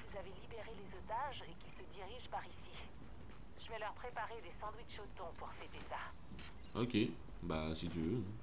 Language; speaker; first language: French; native; French